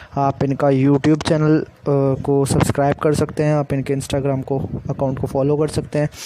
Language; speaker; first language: Hindi; native; Hindi